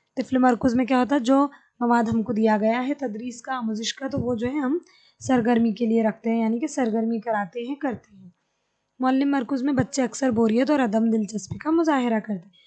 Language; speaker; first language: Urdu; native; Urdu